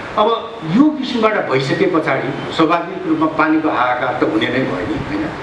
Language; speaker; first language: Nepali; non-native, local second language; Newari